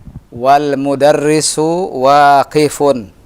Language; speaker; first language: Arabic; non-native, fluent; Indonesian